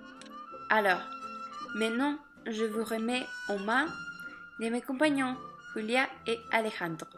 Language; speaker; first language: French; non-native, learner; Spanish